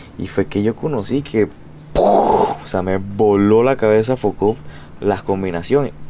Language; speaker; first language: Spanish; native; Spanish